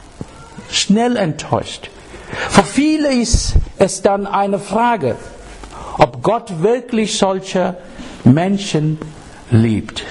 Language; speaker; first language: German; non-native, fluent; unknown